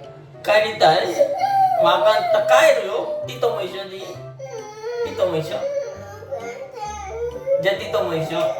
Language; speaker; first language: Japanese; non-native, fluent; Filipino